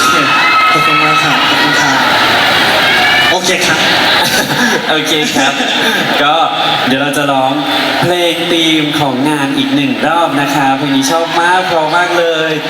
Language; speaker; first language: Thai; native; Thai